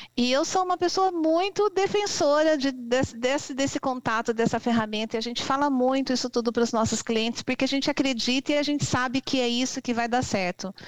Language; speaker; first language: Portuguese; native; Portuguese